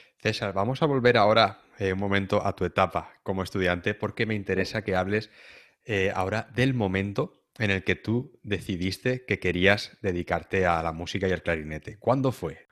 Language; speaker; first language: Spanish; native; Spanish